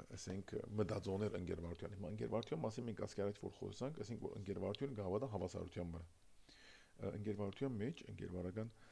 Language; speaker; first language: Armenian; early bilingual, heritage; Armenian